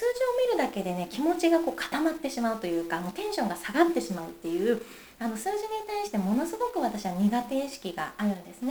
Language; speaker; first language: Japanese; native; Japanese